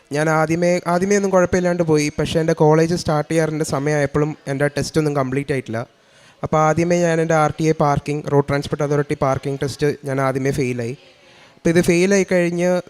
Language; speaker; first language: Malayalam; early bilingual, heritage; Malayalam